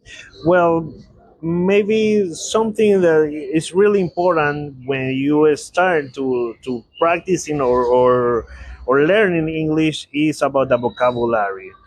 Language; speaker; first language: English; non-native, learner; Spanish